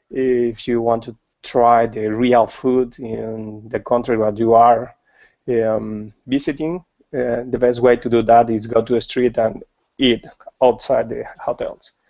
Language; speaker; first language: English; non-native, learner; Spanish